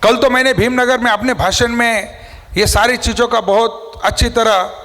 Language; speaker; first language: Hindi; non-native, local second language; Marathi